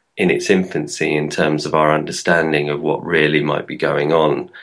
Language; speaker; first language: English; native; English